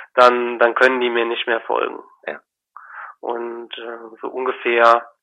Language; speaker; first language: German; native; German